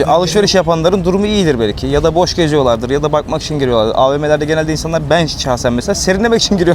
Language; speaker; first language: Turkish; native; Turkish